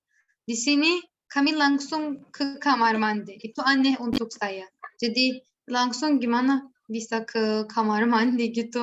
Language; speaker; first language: Indonesian; non-native, learner; Turkish